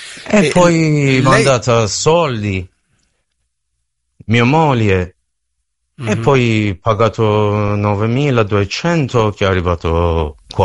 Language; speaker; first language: Italian; non-native, learner; Persian